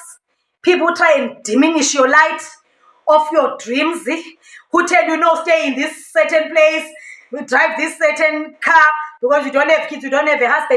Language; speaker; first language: English; non-native, local second language; Xhosa